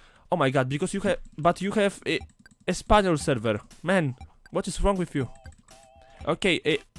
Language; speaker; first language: English; non-native, learner; Polish